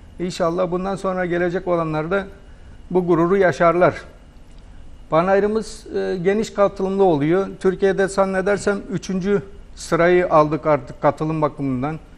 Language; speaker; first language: Turkish; native; Turkish